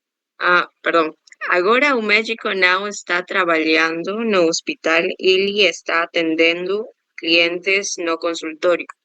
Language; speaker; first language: Portuguese; non-native, learner; Spanish